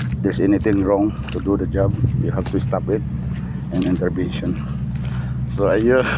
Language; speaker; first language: English; non-native, learner; Filipino